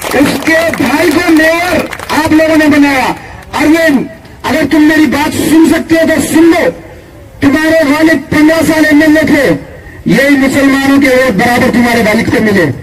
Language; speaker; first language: Urdu; native; Urdu